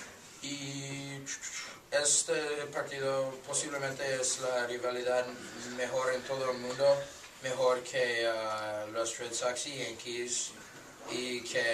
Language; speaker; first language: Spanish; non-native, learner; English